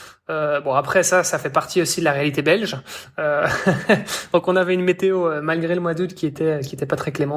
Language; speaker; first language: French; native; French